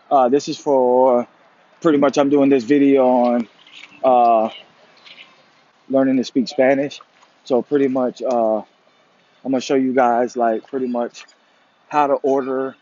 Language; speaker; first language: English; native; English